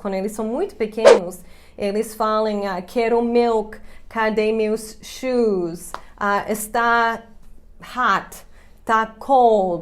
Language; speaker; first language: Portuguese; non-native, fluent; English